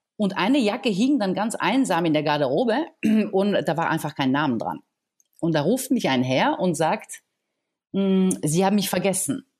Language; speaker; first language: German; non-native, fluent; French